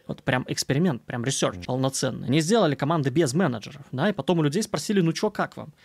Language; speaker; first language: Russian; native; Russian